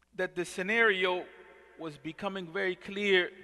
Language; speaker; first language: English; native; English